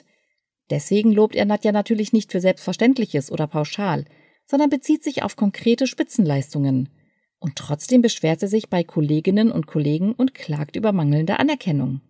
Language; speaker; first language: German; native; German